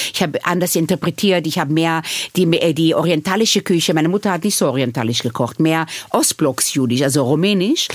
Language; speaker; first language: German; early bilingual, other home language; Hebrew